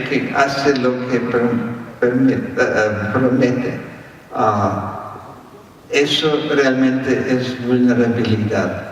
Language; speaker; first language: Spanish; non-native, fluent; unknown